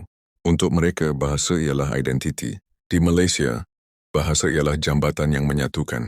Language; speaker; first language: Malay; native; Malay